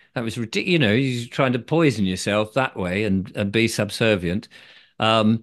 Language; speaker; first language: English; native; English